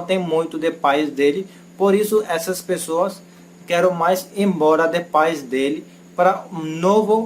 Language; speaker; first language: Portuguese; non-native, learner; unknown